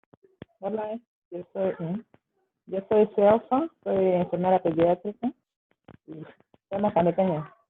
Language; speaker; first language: Spanish; non-native, fluent; Portuguese